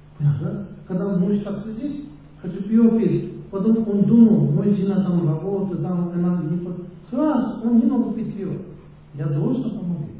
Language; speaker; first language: Russian; non-native, learner; Tibetan